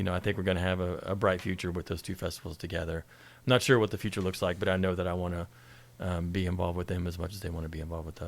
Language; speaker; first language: English; native; English